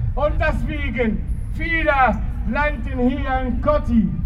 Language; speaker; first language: German; non-native, learner; Arabic